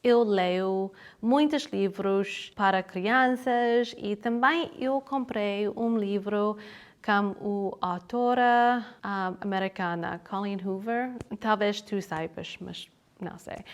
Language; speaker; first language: Portuguese; non-native, learner; English